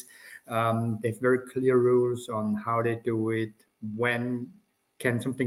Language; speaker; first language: English; non-native, fluent; German